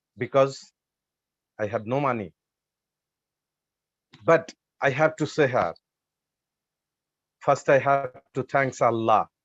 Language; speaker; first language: English; non-native, learner; Bangla